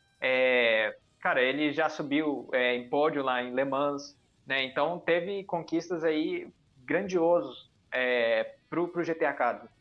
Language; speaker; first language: Portuguese; early bilingual, heritage; Portuguese